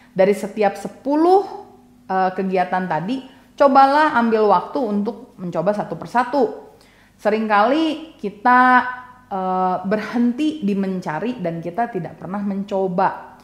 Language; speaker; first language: Indonesian; native; Indonesian